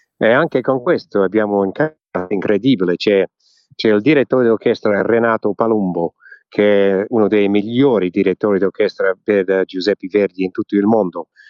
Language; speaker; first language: Italian; early bilingual, heritage; English